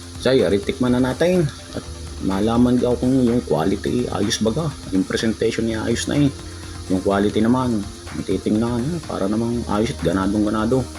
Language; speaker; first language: Filipino; native; Filipino